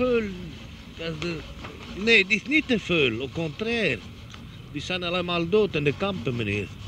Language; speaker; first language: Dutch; non-native, local second language; Romany